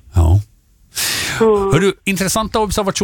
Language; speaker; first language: Swedish; native; Swedish